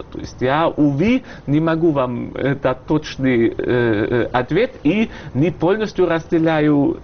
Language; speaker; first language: Russian; non-native, fluent; German